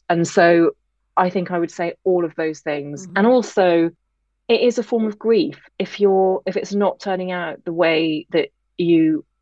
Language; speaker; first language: English; native; English